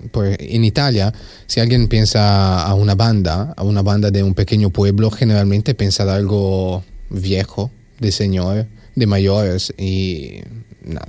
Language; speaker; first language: Spanish; non-native, fluent; Italian